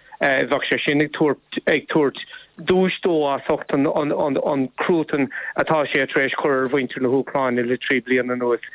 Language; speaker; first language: Irish; non-native, local second language; English